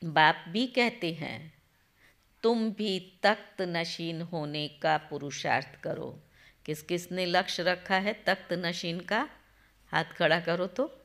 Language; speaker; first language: Hindi; non-native, local second language; Gujarati